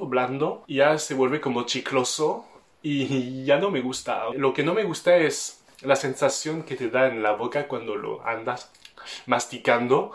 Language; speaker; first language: Spanish; non-native, fluent; French